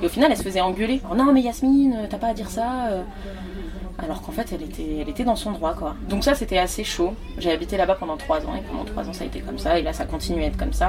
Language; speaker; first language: French; native; French